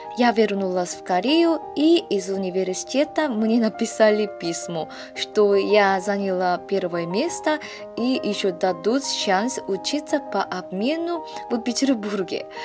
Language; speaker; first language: Russian; non-native, fluent; Korean